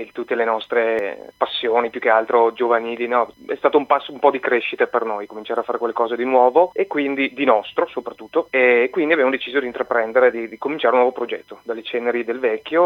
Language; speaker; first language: Italian; native; Italian